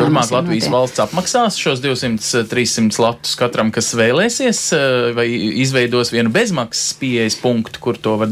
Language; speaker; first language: Latvian; native; Latvian